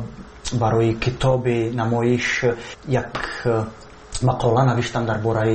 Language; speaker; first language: Persian; non-native, fluent; Czech